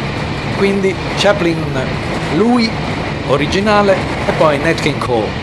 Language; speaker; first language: Italian; native; Italian